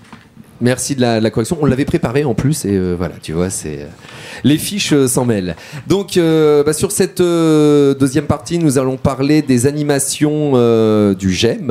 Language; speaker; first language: French; native; French